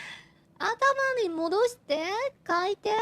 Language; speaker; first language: Japanese; non-native, fluent; Chinese